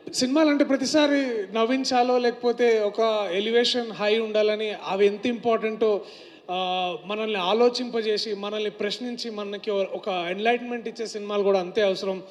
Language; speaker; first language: Telugu; native; Telugu